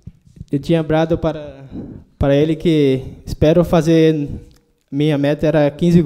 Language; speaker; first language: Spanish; non-native, learner; Portuguese